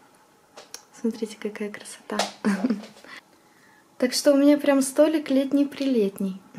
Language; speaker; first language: Russian; native; Russian